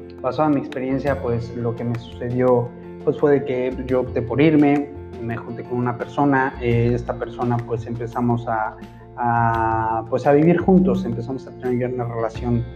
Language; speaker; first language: Spanish; native; Spanish